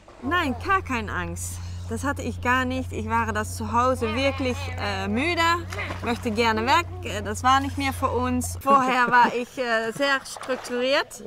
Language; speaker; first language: German; non-native, learner; Dutch